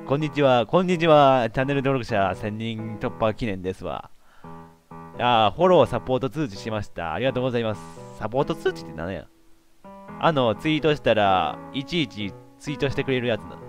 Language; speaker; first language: Japanese; native; Japanese